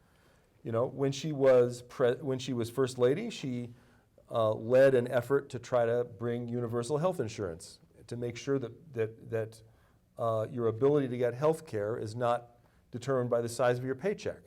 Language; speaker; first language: English; native; English